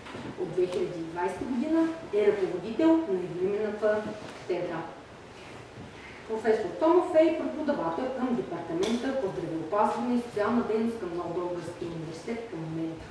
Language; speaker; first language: Bulgarian; native; Bulgarian